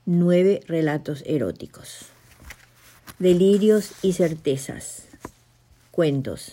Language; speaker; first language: Spanish; native; Spanish